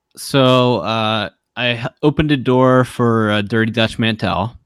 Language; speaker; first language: English; native; English